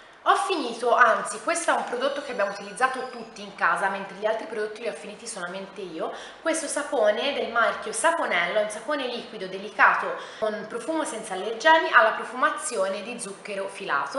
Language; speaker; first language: Italian; native; Italian